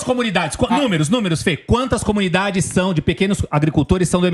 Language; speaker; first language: Portuguese; native; Portuguese